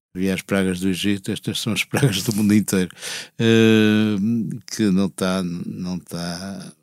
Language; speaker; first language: Portuguese; native; Portuguese